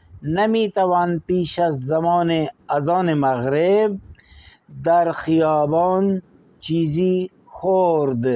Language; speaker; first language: Persian; non-native, fluent; Urdu